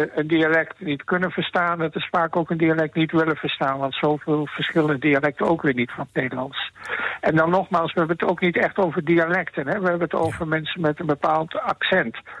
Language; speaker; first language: Dutch; native; Dutch